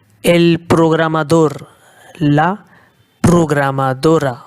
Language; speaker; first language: Spanish; non-native, fluent; Hindi